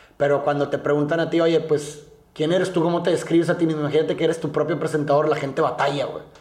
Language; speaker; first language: Spanish; native; Spanish